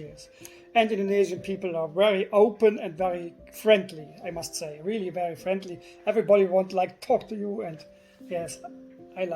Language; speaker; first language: English; non-native, fluent; German